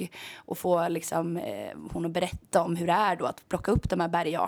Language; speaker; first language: Swedish; native; Swedish